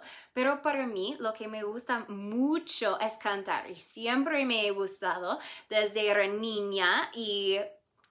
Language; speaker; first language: Spanish; non-native, fluent; English